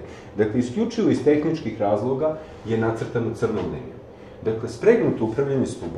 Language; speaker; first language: Serbian; native; Serbian